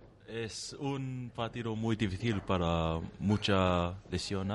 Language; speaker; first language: Spanish; non-native, learner; Tongan